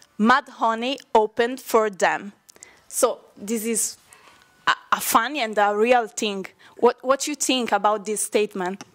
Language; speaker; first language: English; non-native, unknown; Italian